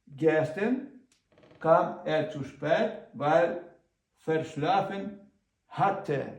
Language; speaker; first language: German; non-native, learner; Ukrainian